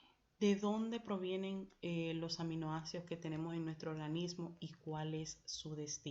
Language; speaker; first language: Spanish; native; Spanish